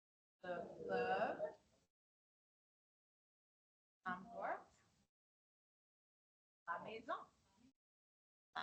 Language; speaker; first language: French; non-native, fluent; English